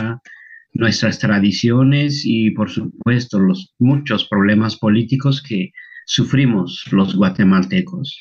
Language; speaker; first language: Spanish; non-native, local second language; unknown